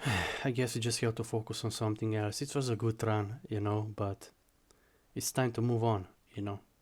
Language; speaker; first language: English; non-native, fluent; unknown